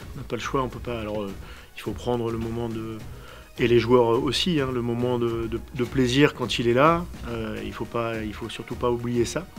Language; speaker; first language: French; native; French